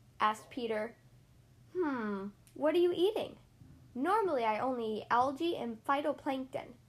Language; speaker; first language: English; native; English